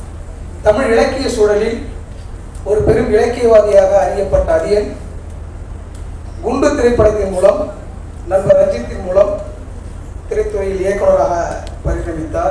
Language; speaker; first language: Tamil; native; Tamil